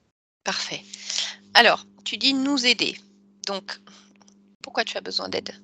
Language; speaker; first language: French; native; French